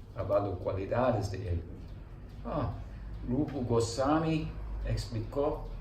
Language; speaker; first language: Spanish; non-native, learner; English